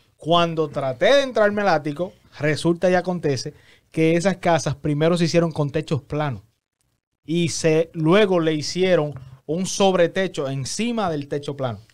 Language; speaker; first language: Spanish; native; Spanish